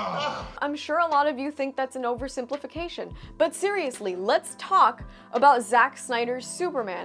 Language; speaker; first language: English; native; English